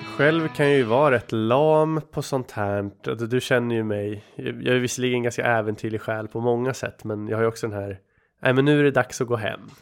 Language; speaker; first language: Swedish; native; Swedish